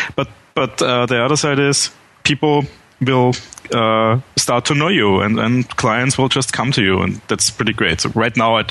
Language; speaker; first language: English; non-native, fluent; German